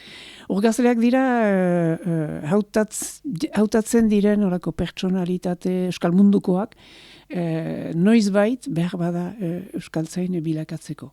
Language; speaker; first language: Basque; native; Basque